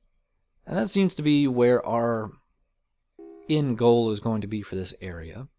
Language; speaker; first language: English; native; English